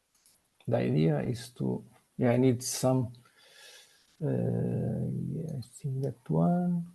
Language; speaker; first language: English; non-native, learner; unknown